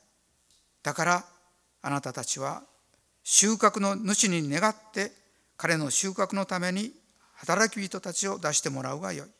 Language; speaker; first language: Japanese; native; Japanese